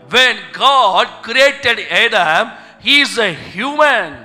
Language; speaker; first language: English; non-native, local second language; Tamil